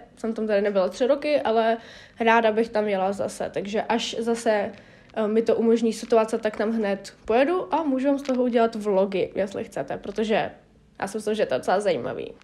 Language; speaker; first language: Czech; early bilingual, other home language; Russian